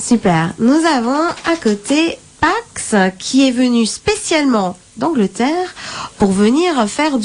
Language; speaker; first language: French; native; French